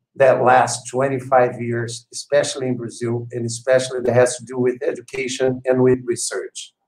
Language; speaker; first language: English; non-native, fluent; Portuguese